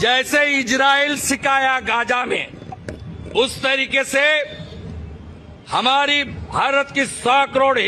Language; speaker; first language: Hindi; non-native, local second language; Bangla